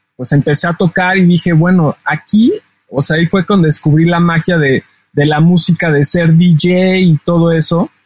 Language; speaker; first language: Spanish; native; Spanish